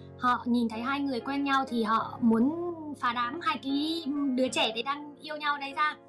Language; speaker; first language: Vietnamese; native; Vietnamese